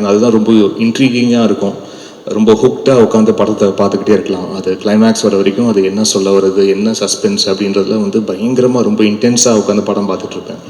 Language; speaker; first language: Tamil; native; Tamil